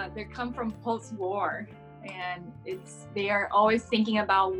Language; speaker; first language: English; non-native, fluent; Portuguese